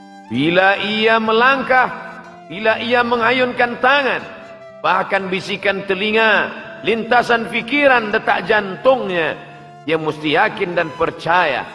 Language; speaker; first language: Malay; native; Malay